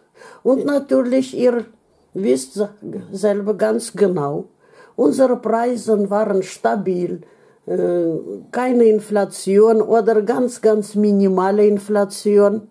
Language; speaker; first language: German; non-native, fluent; Russian